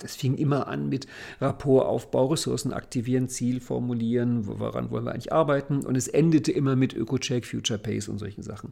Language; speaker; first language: German; native; German